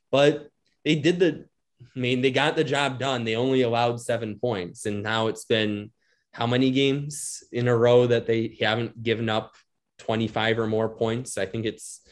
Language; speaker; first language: English; native; English